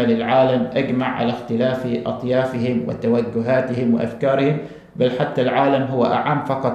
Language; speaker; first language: Arabic; native; Arabic